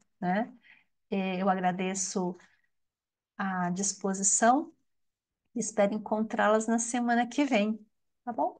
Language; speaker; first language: Portuguese; native; Portuguese